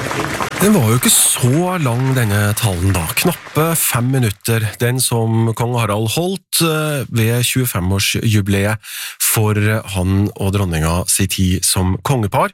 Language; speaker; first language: Norwegian; native; Norwegian